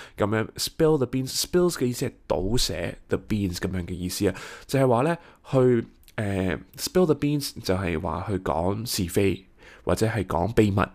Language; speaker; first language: Cantonese; early bilingual, heritage; Cantonese